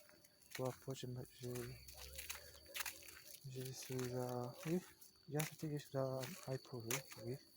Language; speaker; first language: French; non-native, learner; Portuguese